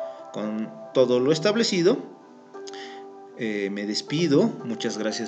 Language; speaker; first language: Spanish; native; Spanish